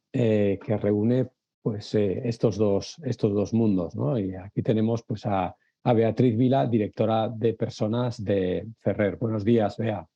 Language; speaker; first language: Spanish; native; Spanish